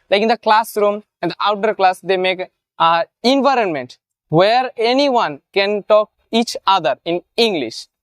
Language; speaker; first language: English; non-native, learner; Bangla